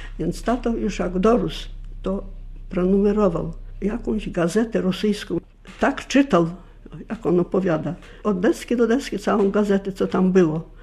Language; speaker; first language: Polish; native; Polish